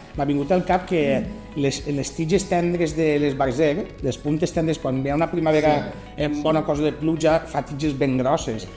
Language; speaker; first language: Catalan; native; Catalan